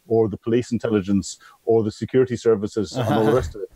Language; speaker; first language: English; native; English